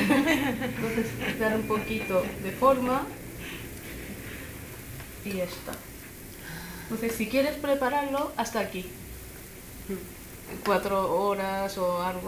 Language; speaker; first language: Spanish; non-native, learner; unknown